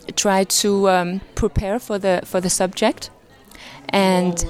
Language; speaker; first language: English; non-native, fluent; Arabic